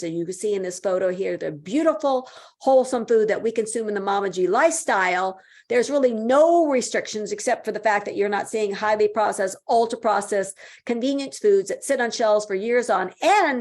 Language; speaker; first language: English; native; English